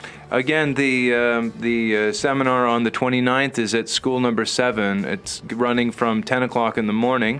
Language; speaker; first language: English; native; English